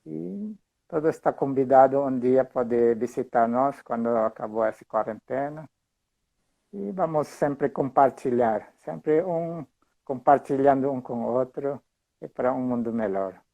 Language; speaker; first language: Portuguese; non-native, fluent; Filipino